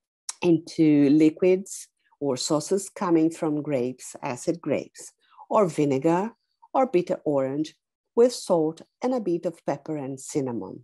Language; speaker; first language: English; non-native, fluent; Portuguese